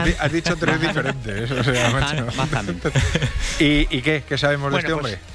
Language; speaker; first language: Spanish; native; Spanish